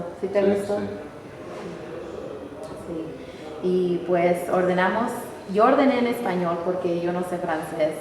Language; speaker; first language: Spanish; early bilingual, other home language; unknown